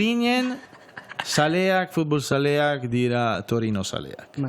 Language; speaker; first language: Basque; non-native, fluent; Italian